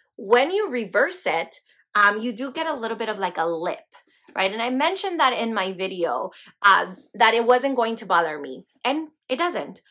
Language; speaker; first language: English; native; English